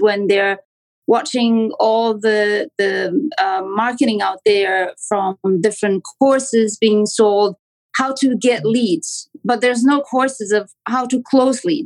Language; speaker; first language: English; non-native, fluent; Romanian